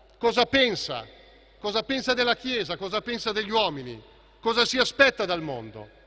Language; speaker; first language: Italian; native; Italian